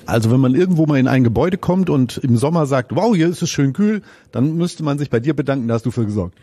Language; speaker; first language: German; native; German